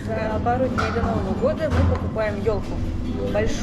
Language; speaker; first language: Russian; native; Russian